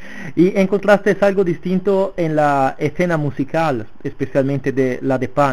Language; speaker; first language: Spanish; non-native, fluent; Italian